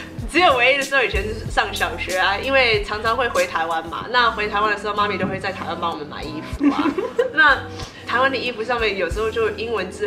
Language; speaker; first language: Chinese; early bilingual, heritage; Chinese